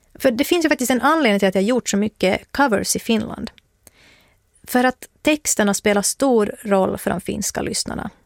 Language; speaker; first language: Swedish; native; Swedish